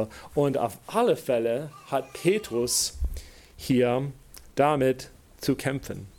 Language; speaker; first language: German; non-native, fluent; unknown